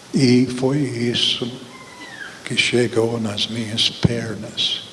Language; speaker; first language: Portuguese; non-native, fluent; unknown